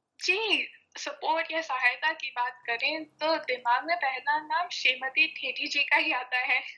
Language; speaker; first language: Hindi; early bilingual, heritage; Punjabi